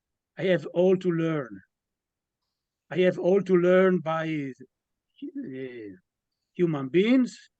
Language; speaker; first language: English; non-native, learner; Italian